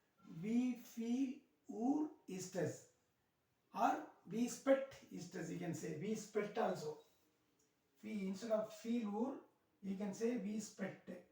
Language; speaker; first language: German; non-native, learner; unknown